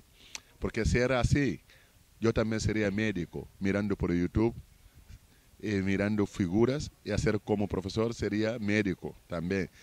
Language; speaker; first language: Spanish; non-native, fluent; Portuguese